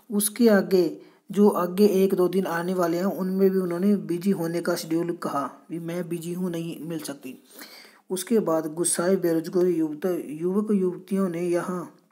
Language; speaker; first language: Hindi; non-native, local second language; Punjabi